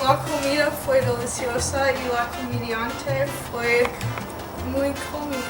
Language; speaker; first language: Spanish; non-native, learner; English